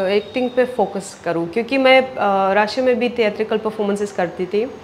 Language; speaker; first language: Hindi; non-native, fluent; Russian